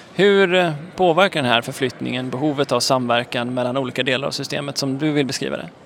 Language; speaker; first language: Swedish; native; Swedish